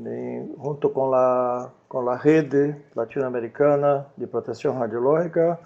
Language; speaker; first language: Spanish; non-native, learner; Portuguese